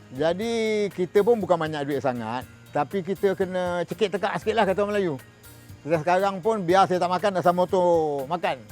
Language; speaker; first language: Malay; native; Malay